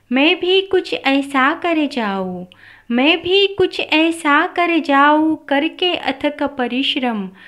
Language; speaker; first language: Hindi; non-native, local second language; Marathi